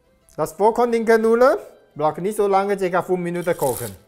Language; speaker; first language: German; non-native, learner; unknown